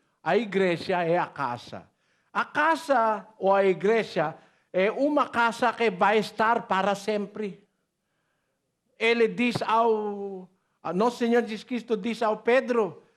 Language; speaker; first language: Portuguese; non-native, learner; Filipino